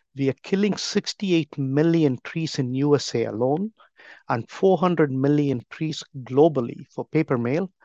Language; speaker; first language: English; non-native, local second language; Tamil